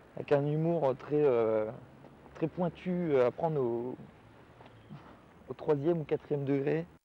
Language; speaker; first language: French; native; French